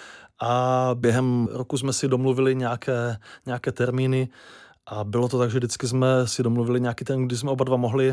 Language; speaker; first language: Czech; native; Czech